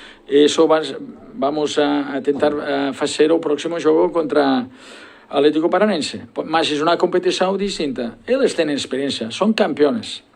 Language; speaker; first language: Portuguese; non-native, learner; Spanish